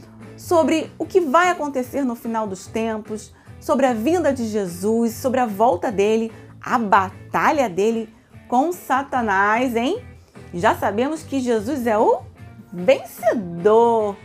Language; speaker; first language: Portuguese; native; Portuguese